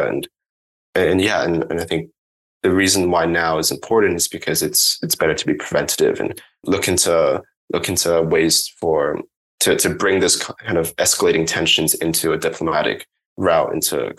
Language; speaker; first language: English; non-native, local second language; Cantonese